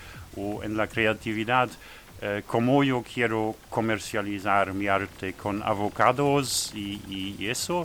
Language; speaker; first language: Spanish; non-native, learner; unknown